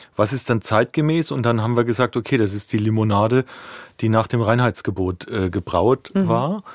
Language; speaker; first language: German; native; German